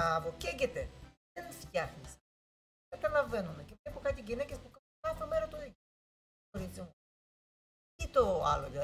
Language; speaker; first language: Greek; non-native, learner; Russian